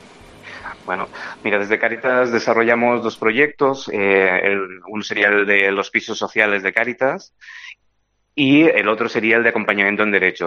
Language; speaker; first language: Spanish; native; Spanish